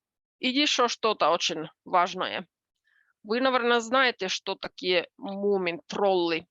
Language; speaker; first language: Russian; non-native, fluent; Finnish